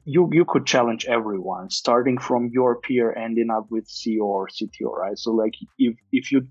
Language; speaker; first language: English; non-native, fluent; Armenian